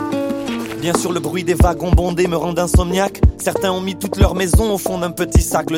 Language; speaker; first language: French; native; French